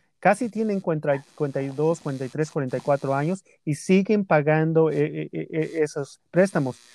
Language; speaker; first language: Spanish; early bilingual, other home language; English